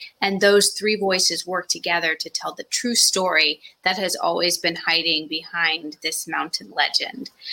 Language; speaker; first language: English; native; English